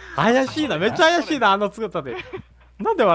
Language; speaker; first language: Japanese; native; Japanese